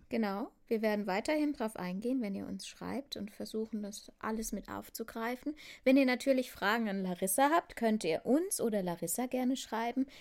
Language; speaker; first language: German; native; German